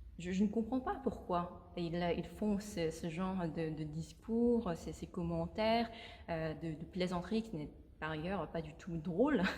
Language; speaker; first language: French; non-native, fluent; Korean